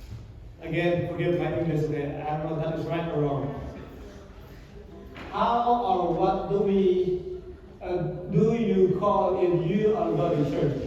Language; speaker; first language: English; non-native, learner; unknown